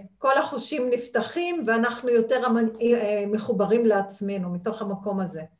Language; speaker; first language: Hebrew; non-native, local second language; Arabic